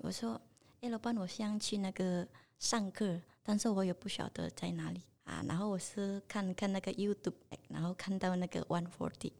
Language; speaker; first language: Chinese; non-native, learner; Indonesian